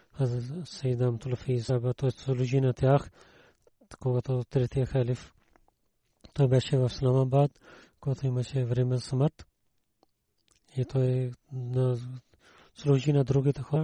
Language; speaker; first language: Bulgarian; non-native, learner; Urdu